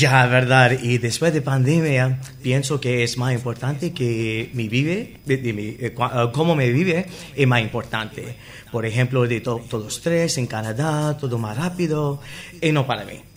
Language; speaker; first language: Spanish; non-native, learner; English